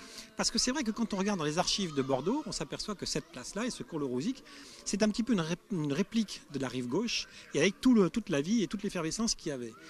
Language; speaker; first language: French; native; French